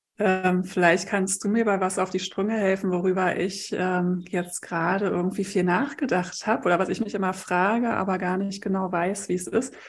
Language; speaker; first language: German; native; German